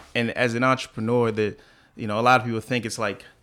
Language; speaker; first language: English; early bilingual, other home language; Haitian Creole